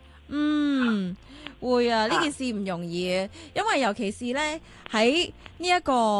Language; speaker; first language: Cantonese; native; Cantonese